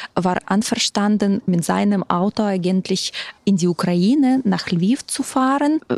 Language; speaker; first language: German; non-native, fluent; Ukrainian